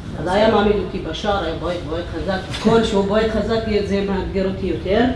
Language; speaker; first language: Hebrew; non-native, local second language; Arabic